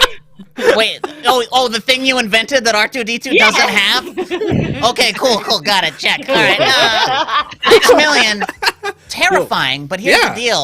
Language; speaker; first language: English; native; English